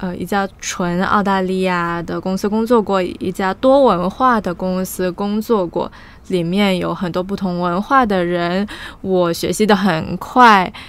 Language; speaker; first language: Chinese; non-native, fluent; Portuguese